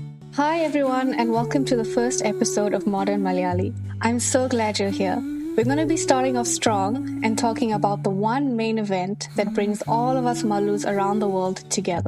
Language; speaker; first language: English; early bilingual, other home language; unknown